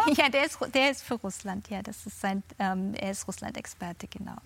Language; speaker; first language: German; native; German